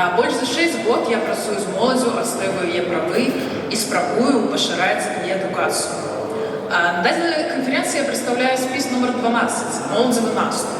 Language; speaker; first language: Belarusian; non-native, local second language; Russian